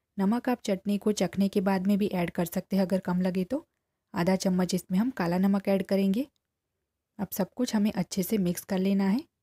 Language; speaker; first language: Hindi; non-native, local second language; Gujarati